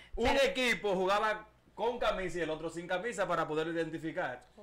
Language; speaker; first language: Spanish; native; Spanish